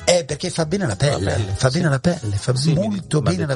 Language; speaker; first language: Italian; native; Italian